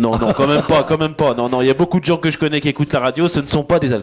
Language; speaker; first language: French; native; French